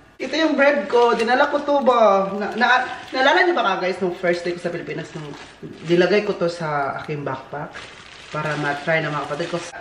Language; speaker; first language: Filipino; non-native, local second language; Cebuano